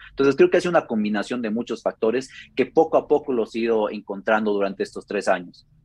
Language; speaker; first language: Spanish; native; Spanish